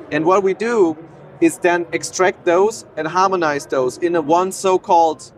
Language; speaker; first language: English; non-native, fluent; German